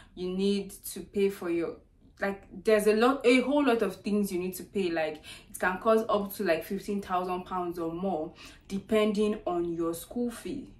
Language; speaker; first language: English; non-native, local second language; Yoruba